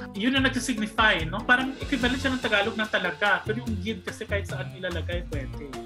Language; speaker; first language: Filipino; non-native, local second language; Kinaray-a